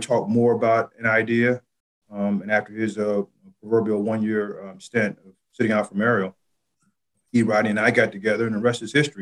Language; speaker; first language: English; native; English